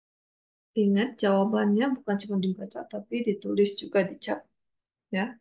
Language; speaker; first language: Indonesian; native; Indonesian